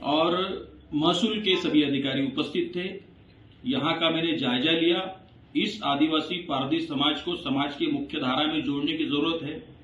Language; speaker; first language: Hindi; non-native, local second language; Marathi